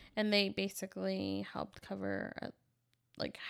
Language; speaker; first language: English; early bilingual, other home language; Spanish